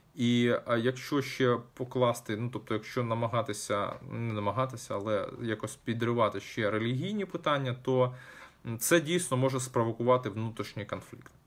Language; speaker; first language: Ukrainian; non-native, local second language; Russian